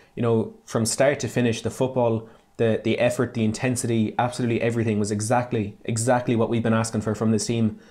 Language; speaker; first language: English; native; English